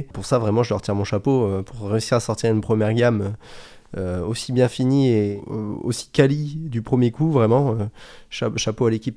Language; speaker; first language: French; native; French